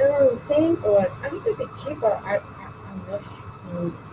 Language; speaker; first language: English; non-native, learner; Japanese